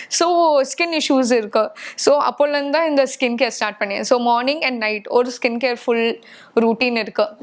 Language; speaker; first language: Tamil; non-native, local second language; Hindi